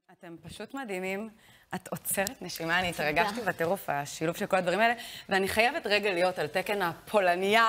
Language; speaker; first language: Hebrew; native; Hebrew